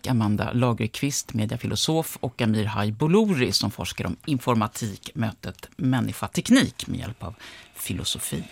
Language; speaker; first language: Swedish; native; Swedish